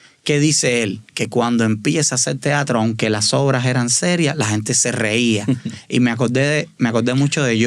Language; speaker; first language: Spanish; native; Spanish